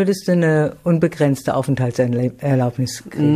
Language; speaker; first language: German; native; German